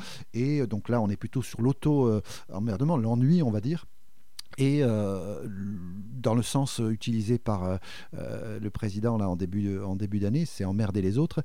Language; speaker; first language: French; native; French